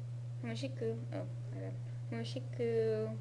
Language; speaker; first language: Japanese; non-native, learner; English